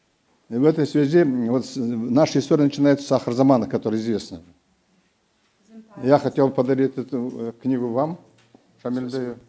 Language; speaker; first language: Russian; non-native, local second language; Kazakh